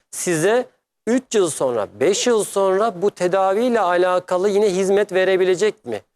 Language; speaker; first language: Turkish; native; Turkish